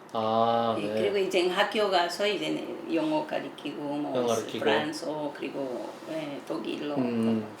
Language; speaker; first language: Korean; non-native, learner; Spanish